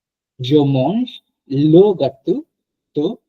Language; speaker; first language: French; non-native, fluent; Bangla